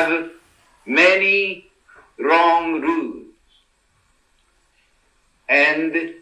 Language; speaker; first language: English; non-native, learner; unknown